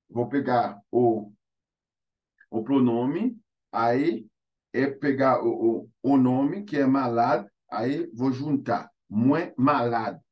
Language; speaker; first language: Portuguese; non-native, fluent; Haitian Creole